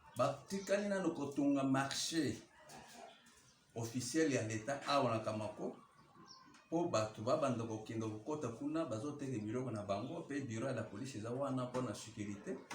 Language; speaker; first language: Lingala; non-native, local second language; Luba-Lulua